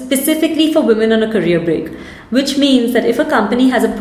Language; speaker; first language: English; non-native, local second language; Hindi